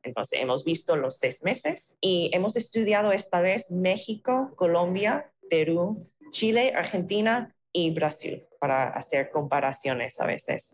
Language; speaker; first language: Spanish; non-native, fluent; English